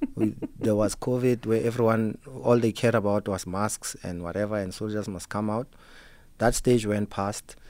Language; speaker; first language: English; non-native, local second language; Southern Sotho